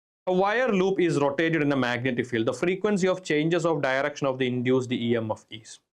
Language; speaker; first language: English; non-native, local second language; Malayalam